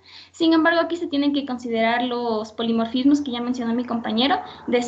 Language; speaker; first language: Spanish; native; Spanish